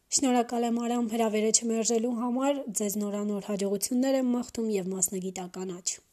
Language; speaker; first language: Armenian; native; Armenian